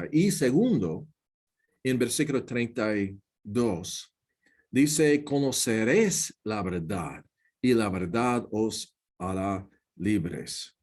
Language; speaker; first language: Spanish; non-native, learner; English